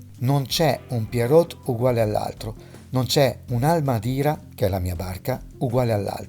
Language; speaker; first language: Italian; native; Italian